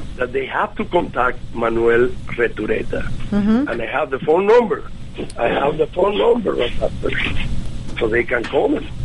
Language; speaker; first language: English; non-native, fluent; Spanish